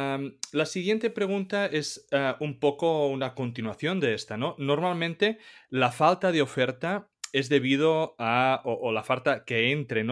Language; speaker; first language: Spanish; native; Spanish